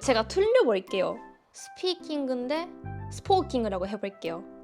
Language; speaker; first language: Korean; non-native, fluent; Japanese